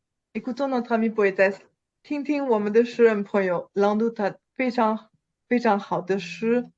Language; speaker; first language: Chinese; non-native, fluent; French